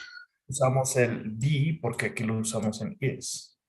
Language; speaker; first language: Spanish; non-native, fluent; English